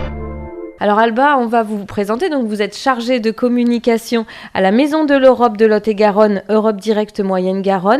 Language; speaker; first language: French; native; French